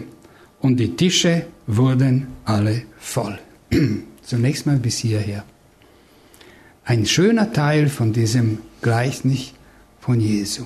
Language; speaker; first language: German; non-native, fluent; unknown